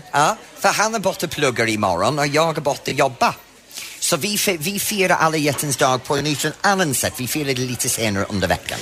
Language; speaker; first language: Swedish; non-native, fluent; English